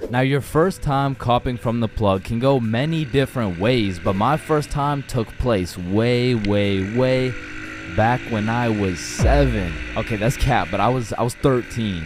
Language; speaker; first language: English; native; English